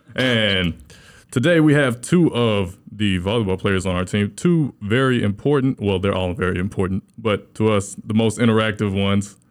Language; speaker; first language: English; native; English